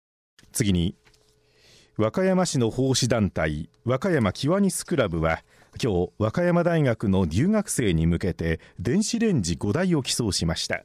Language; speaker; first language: Japanese; native; Japanese